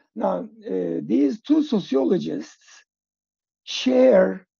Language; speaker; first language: English; non-native, fluent; Turkish